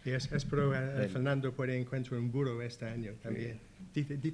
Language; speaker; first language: Spanish; non-native, learner; English